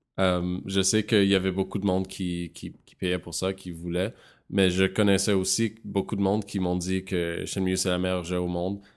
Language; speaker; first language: French; non-native, local second language; English